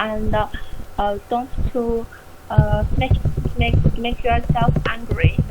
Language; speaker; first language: English; non-native, learner; Chinese